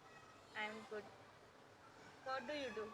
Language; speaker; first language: English; non-native, learner; Marathi